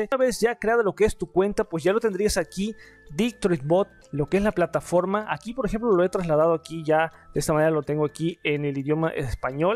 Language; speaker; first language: Spanish; native; Spanish